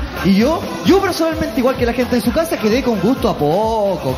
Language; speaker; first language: Spanish; native; Spanish